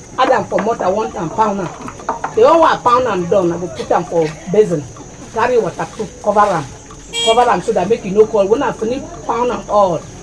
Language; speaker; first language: Nigerian Pidgin; non-native, local second language; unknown